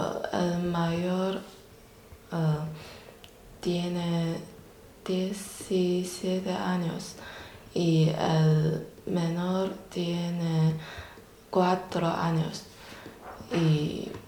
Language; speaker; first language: Spanish; non-native, learner; Chinese